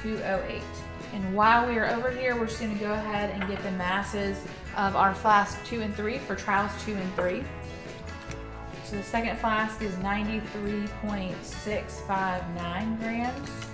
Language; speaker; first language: English; native; English